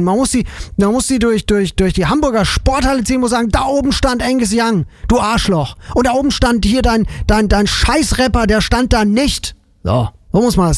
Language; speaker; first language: German; native; German